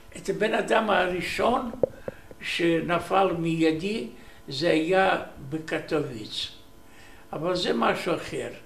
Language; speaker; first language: Hebrew; non-native, learner; Romanian